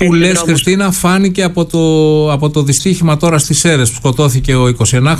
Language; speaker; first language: Greek; native; Greek